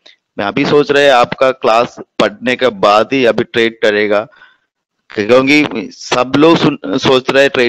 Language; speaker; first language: Hindi; non-native, local second language; Malayalam